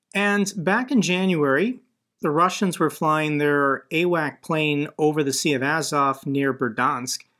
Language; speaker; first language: English; native; English